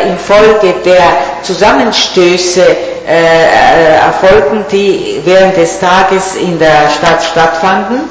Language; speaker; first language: German; non-native, fluent; Italian